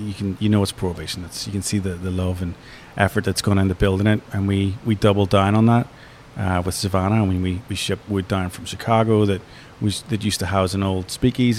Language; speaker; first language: English; native; English